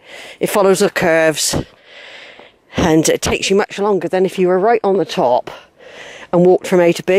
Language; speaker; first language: English; native; English